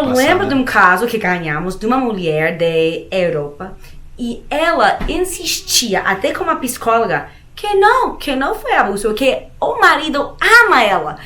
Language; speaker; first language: Portuguese; non-native, fluent; Spanish